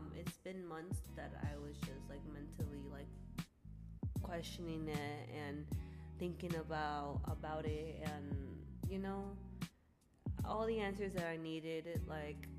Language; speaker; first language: English; native; English